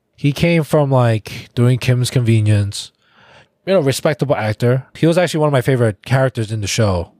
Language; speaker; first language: English; early bilingual, other home language; Korean